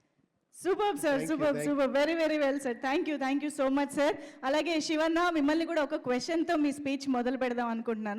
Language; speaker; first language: Telugu; native; Telugu